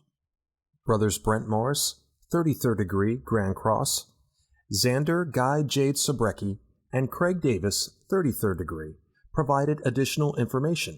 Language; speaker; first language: English; native; English